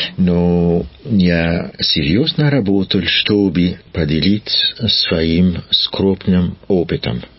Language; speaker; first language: Russian; non-native, learner; French